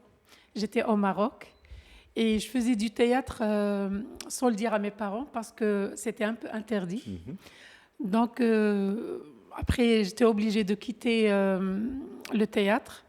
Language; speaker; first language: French; non-native, local second language; Arabic